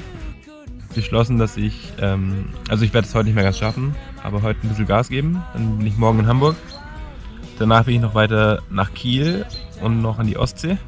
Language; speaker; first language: German; native; German